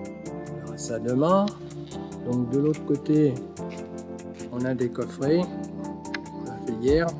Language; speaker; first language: French; native; French